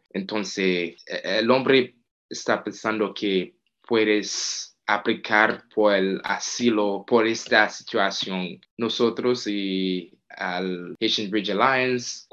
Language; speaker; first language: Spanish; non-native, fluent; Haitian Creole